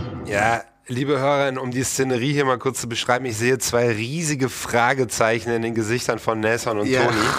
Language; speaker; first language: German; native; German